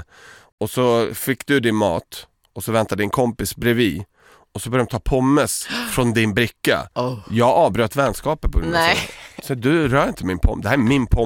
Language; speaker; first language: Swedish; native; Swedish